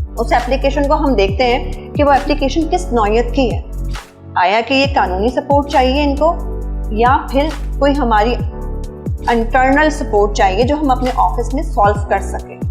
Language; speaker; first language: Urdu; native; Urdu